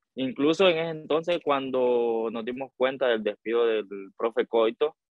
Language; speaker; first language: Spanish; native; Spanish